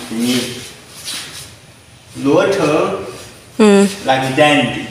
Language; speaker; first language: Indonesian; non-native, learner; Chinese